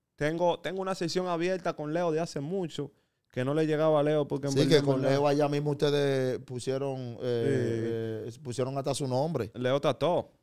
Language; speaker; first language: Spanish; native; Spanish